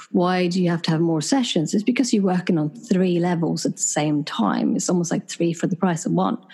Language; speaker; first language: English; non-native, fluent; Swedish